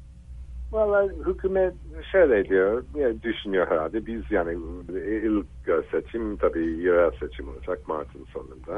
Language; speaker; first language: Turkish; non-native, fluent; English